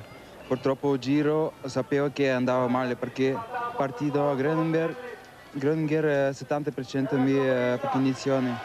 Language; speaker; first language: Italian; non-native, learner; Russian